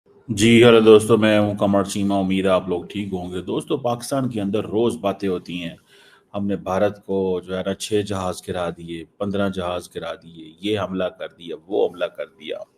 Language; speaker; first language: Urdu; non-native, local second language; Punjabi